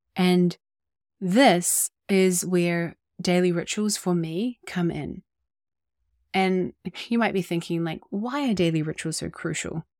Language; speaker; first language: English; native; English